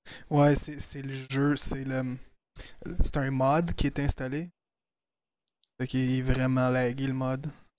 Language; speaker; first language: French; native; French